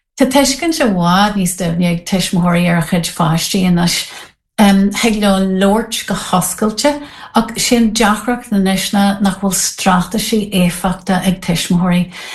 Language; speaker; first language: Irish; non-native, local second language; English